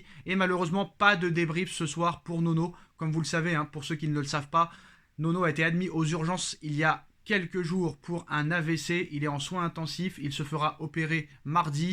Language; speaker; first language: French; native; French